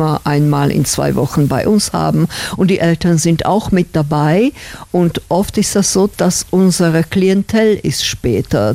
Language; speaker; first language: German; non-native, fluent; Slovak